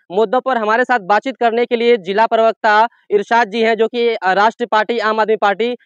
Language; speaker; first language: Hindi; native; Hindi